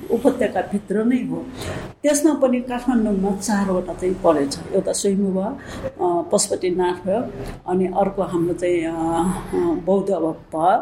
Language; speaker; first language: Nepali; non-native, local second language; Newari